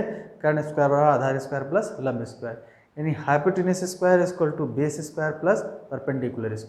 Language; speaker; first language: Hindi; native; Hindi